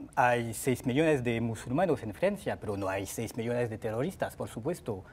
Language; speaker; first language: Spanish; non-native, fluent; French